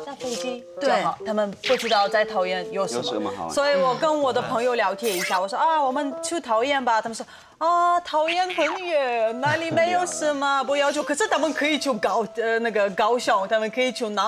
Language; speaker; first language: Chinese; non-native, fluent; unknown